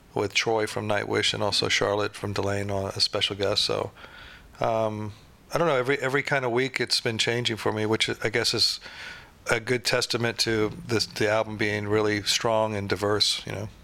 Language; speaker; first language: English; native; English